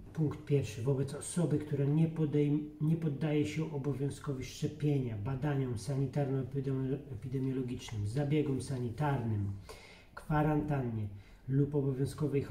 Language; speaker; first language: Polish; native; Polish